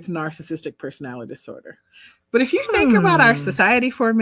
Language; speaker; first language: English; native; English